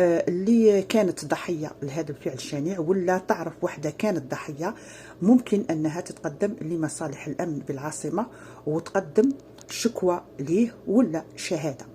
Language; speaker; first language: Arabic; native; Arabic